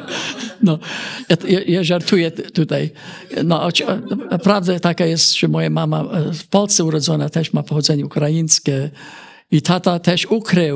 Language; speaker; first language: Polish; early bilingual, heritage; Polish